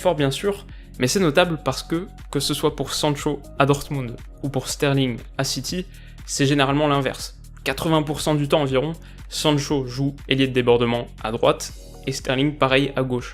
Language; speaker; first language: French; native; French